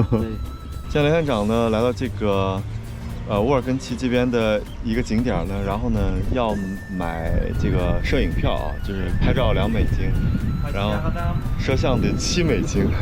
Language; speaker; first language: Chinese; native; Chinese